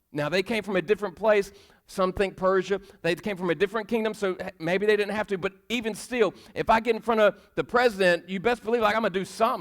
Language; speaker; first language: English; native; English